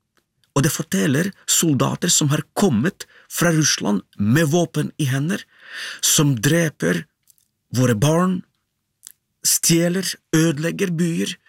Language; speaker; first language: Norwegian; non-native, fluent; Ukrainian